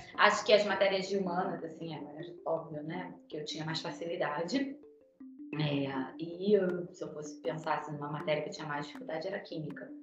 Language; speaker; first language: Portuguese; native; Portuguese